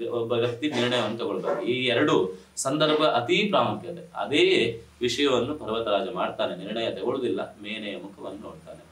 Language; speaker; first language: Kannada; non-native, local second language; Tulu